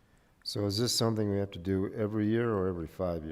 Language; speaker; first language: English; native; English